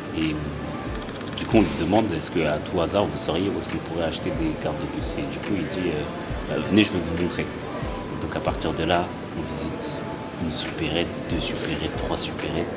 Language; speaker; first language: French; native; French